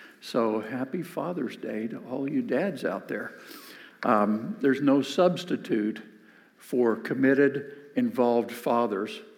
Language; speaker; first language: English; native; English